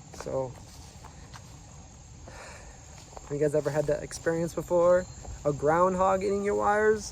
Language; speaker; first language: English; native; English